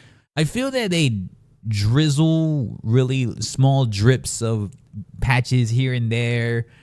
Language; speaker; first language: English; native; English